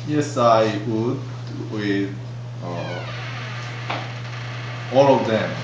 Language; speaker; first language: English; non-native, learner; Korean